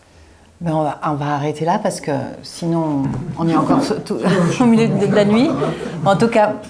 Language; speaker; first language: French; native; French